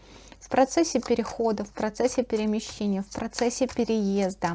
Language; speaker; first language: Russian; native; Russian